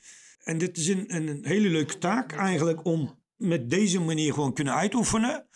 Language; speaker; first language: Dutch; non-native, learner; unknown